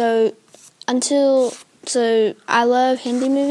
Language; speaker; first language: English; native; English